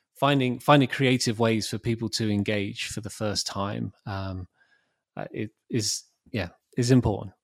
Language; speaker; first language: English; native; English